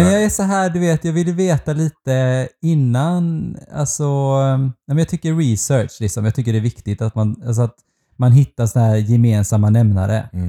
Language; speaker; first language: Swedish; native; Swedish